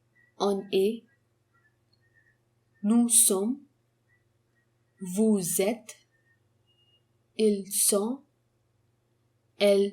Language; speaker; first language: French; non-native, fluent; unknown